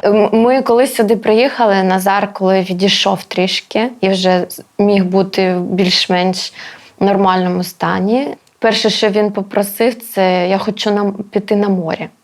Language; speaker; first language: Ukrainian; non-native, local second language; Russian